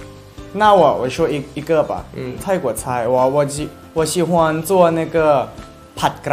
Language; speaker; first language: Chinese; non-native, learner; Thai